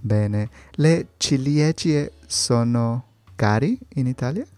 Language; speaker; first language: Italian; non-native, learner; Spanish